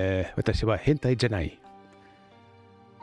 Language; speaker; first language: Japanese; non-native, learner; French